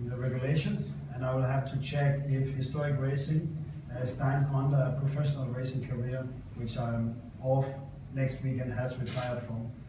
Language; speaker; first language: English; non-native, fluent; Danish